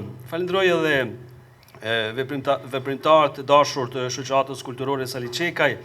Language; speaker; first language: Albanian; native; Albanian